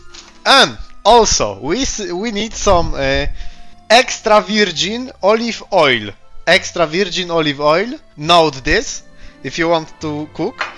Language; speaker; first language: English; non-native, learner; Polish